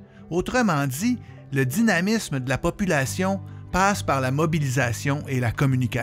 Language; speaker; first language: French; native; French